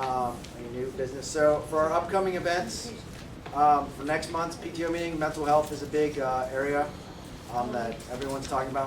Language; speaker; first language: English; native; English